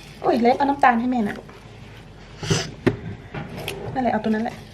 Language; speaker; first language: Thai; native; Thai